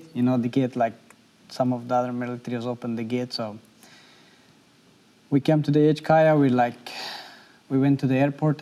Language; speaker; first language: English; non-native, learner; Persian